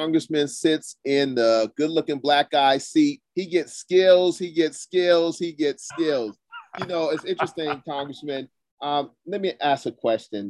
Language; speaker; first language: English; native; English